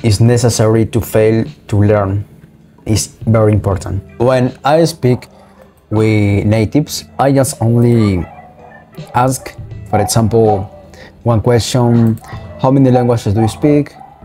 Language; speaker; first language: English; non-native, learner; Spanish